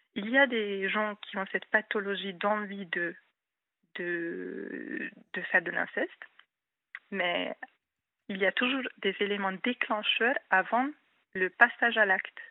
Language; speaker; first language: French; non-native, fluent; Hungarian